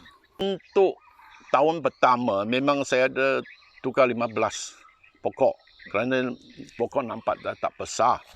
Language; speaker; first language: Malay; non-native, local second language; Chinese